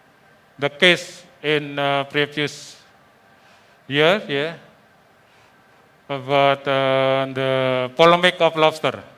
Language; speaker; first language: English; non-native, fluent; Indonesian